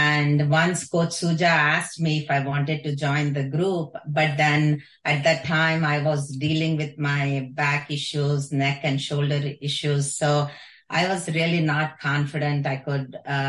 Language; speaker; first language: English; non-native, local second language; Kannada